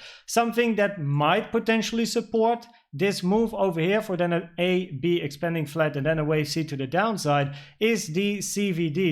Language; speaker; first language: English; non-native, fluent; Dutch